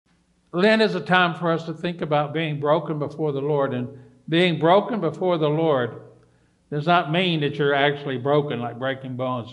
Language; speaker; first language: English; native; English